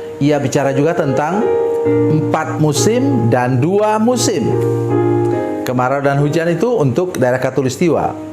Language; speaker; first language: Indonesian; non-native, local second language; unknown